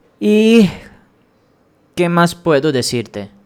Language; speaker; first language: Spanish; non-native, fluent; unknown